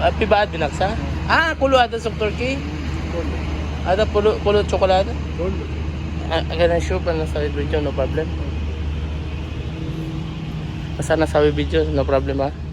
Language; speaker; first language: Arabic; non-native, learner; Filipino